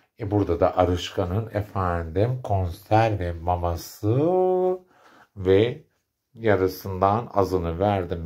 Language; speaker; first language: Turkish; native; Turkish